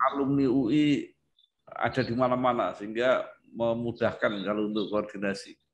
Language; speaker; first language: Indonesian; native; Indonesian